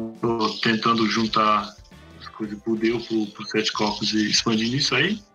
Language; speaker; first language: Portuguese; non-native, fluent; English